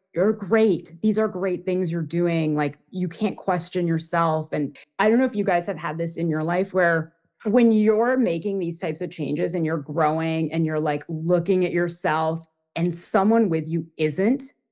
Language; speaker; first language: English; native; English